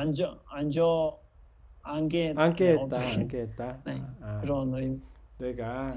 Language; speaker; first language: Korean; non-native, fluent; Nepali